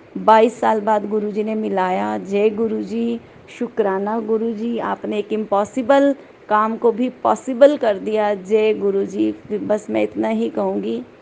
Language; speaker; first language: Hindi; native; Hindi